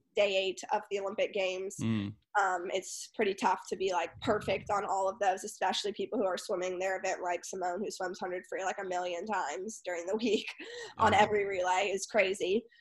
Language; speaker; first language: English; native; English